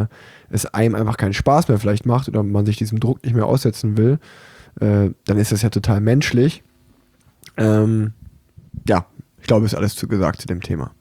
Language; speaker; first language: German; native; German